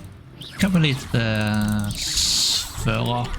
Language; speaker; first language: Swedish; non-native, learner; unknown